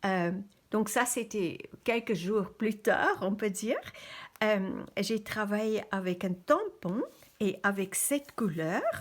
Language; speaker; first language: French; non-native, fluent; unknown